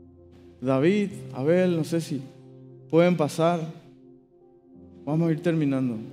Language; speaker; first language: Spanish; native; Spanish